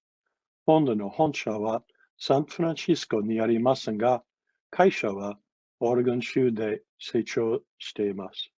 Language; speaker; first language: Japanese; non-native, fluent; English